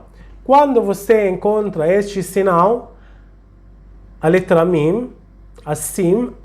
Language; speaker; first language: Portuguese; non-native, fluent; Arabic